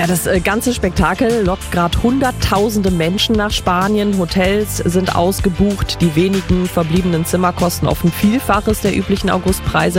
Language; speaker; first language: German; native; German